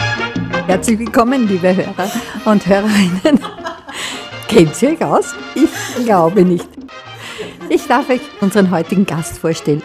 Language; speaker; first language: German; native; German